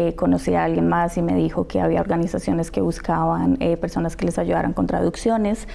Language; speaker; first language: Spanish; native; Spanish